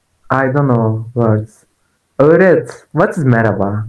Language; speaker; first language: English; non-native, learner; Turkish